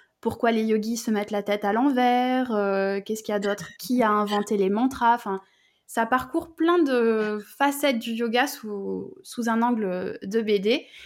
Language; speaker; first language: French; native; French